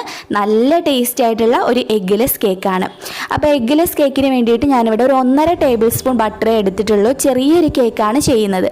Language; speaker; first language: Malayalam; native; Malayalam